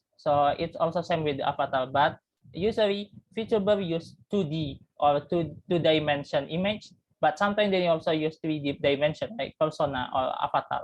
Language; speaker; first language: English; non-native, learner; Indonesian